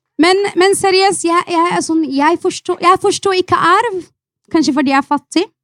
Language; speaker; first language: Norwegian; non-native, fluent; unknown